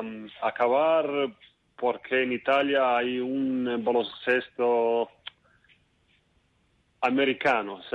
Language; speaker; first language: Spanish; non-native, fluent; Italian